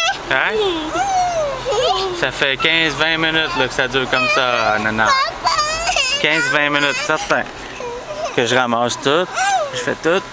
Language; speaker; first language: French; native; French